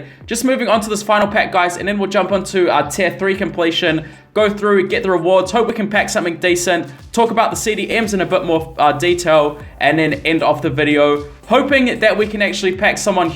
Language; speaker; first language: English; native; English